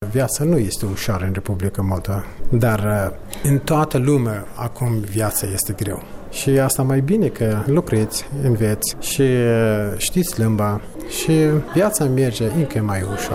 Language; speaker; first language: Romanian; non-native, learner; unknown